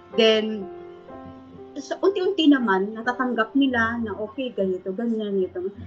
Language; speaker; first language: Filipino; native; Filipino